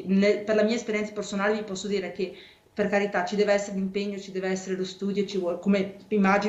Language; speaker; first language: Italian; native; Italian